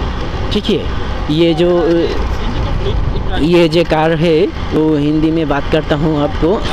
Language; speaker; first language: Hindi; non-native, learner; Bangla